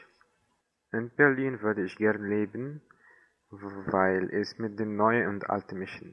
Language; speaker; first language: German; non-native, learner; Arabic